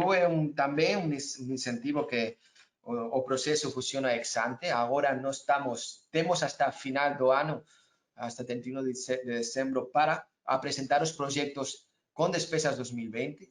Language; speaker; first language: Portuguese; non-native, learner; Spanish